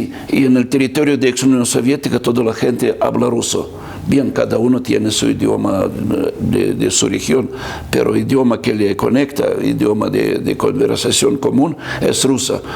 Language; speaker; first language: Spanish; non-native, fluent; Russian